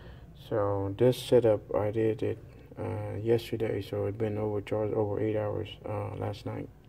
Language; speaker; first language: English; non-native, fluent; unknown